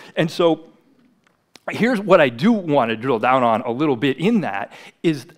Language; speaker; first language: English; native; English